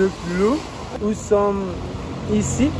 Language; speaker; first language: French; non-native, learner; Portuguese